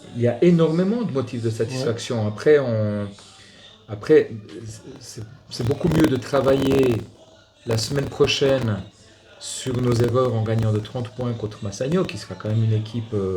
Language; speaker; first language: French; native; French